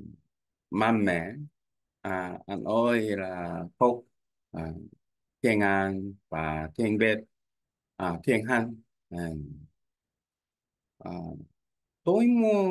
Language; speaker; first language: Vietnamese; non-native, learner; Korean